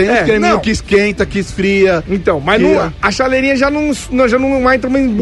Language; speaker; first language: Portuguese; native; Portuguese